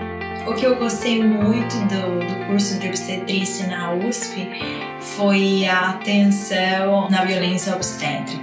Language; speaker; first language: Portuguese; non-native, fluent; Italian